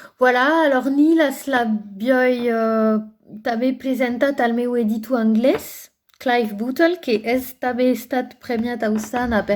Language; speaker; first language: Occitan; non-native, local second language; French